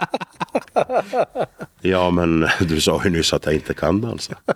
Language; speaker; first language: Swedish; native; Swedish